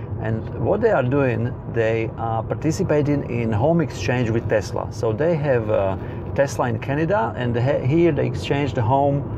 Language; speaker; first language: English; non-native, fluent; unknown